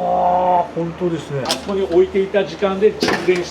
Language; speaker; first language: Japanese; native; Japanese